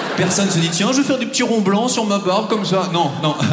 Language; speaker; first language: French; native; French